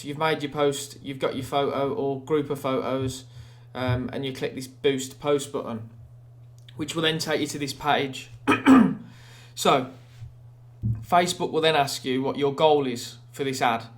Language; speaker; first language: English; native; English